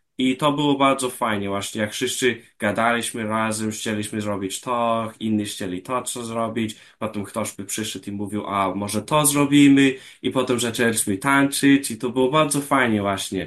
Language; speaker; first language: Polish; early bilingual, heritage; English